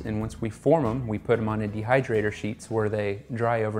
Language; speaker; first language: English; native; English